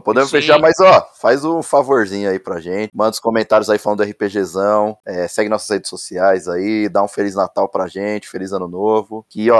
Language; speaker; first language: Portuguese; native; Portuguese